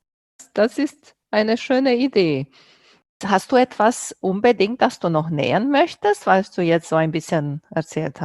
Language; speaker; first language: German; non-native, fluent; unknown